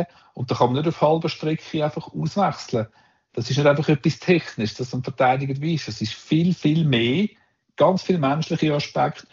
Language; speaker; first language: German; native; German